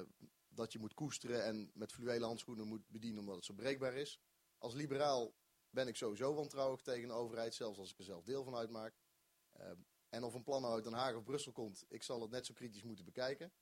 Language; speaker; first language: Dutch; native; Dutch